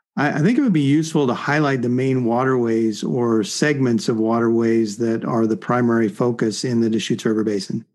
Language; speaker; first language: English; native; English